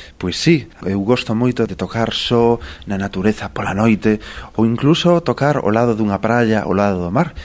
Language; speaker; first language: Galician; native; Galician